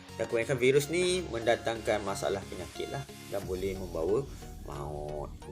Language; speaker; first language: Malay; native; Malay